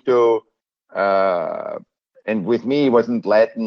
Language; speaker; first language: English; non-native, fluent; German